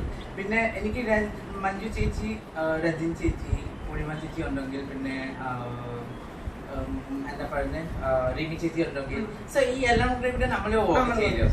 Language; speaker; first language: Malayalam; non-native, learner; Assamese